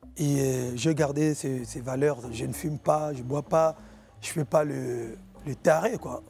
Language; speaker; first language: French; non-native, local second language; Lingala